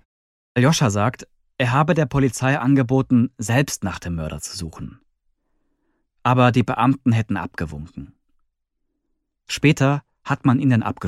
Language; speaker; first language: German; native; German